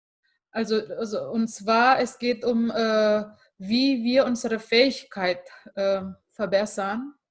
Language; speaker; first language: German; non-native, fluent; Indonesian